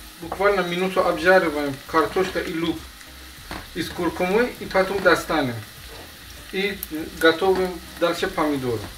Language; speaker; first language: Russian; non-native, learner; Persian